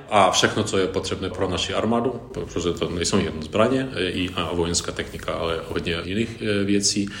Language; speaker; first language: Czech; non-native, fluent; Ukrainian